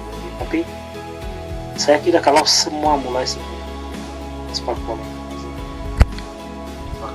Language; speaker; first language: Indonesian; non-native, learner; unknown